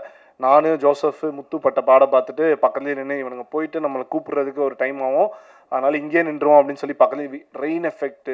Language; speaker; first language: Tamil; native; Tamil